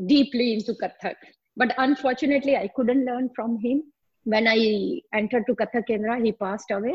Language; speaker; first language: English; non-native, local second language; Hindi